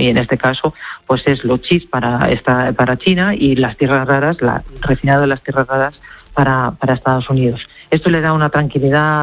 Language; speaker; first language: Spanish; native; Spanish